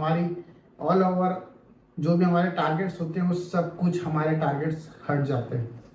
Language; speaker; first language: Hindi; native; Hindi